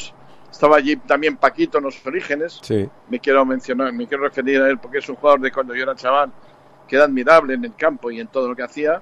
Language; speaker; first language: Spanish; native; Spanish